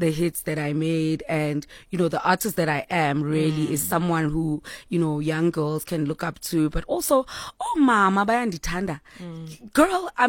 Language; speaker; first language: English; non-native, local second language; Xhosa